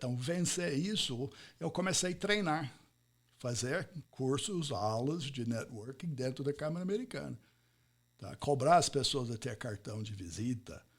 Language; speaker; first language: Portuguese; non-native, fluent; English